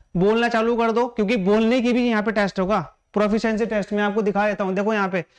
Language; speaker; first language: Hindi; native; Hindi